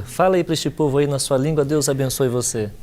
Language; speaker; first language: Portuguese; native; Portuguese